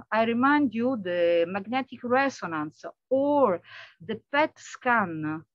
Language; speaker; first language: English; non-native, fluent; Italian